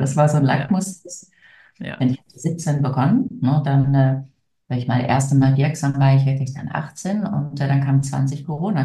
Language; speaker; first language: German; native; German